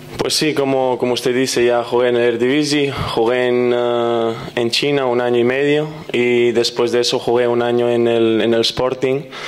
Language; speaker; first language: Spanish; early bilingual, other home language; Serbian